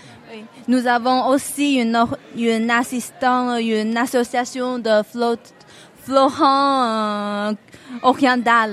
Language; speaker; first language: French; non-native, fluent; Chinese